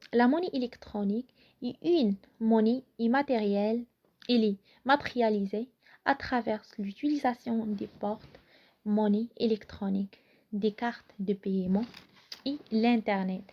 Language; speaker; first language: French; non-native, local second language; Arabic